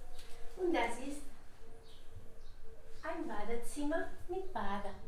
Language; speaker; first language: German; non-native, learner; Spanish